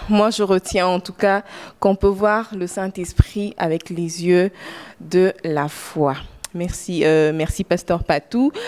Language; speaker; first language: French; non-native, local second language; Lingala